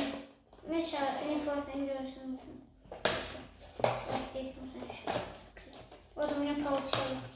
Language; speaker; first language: Russian; early bilingual, other home language; Tajik